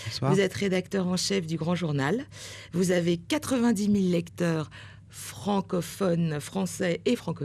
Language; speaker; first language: French; native; French